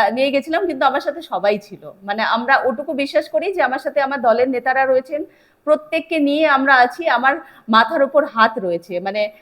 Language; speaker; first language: Bangla; native; Bangla